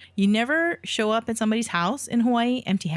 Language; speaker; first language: English; native; English